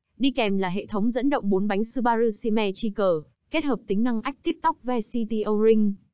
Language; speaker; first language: Vietnamese; native; Vietnamese